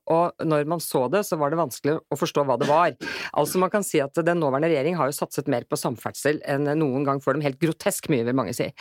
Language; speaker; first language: Norwegian; native; Norwegian